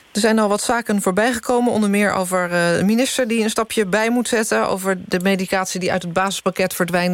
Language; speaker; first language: Dutch; native; Dutch